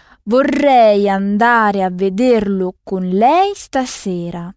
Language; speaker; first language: Italian; non-native, fluent; French